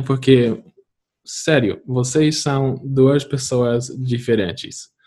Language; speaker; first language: Portuguese; non-native, fluent; English